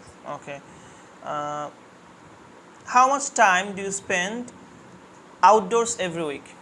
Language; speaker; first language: English; non-native, fluent; Bangla